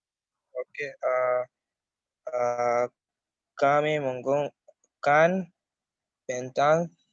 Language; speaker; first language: Indonesian; non-native, learner; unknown